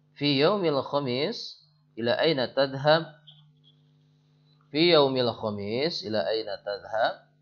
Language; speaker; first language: Arabic; non-native, fluent; Indonesian